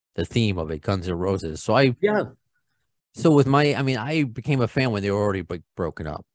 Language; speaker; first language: English; native; English